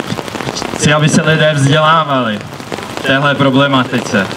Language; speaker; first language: Czech; early bilingual, other home language; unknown